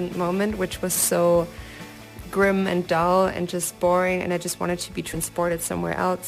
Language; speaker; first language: English; non-native, fluent; German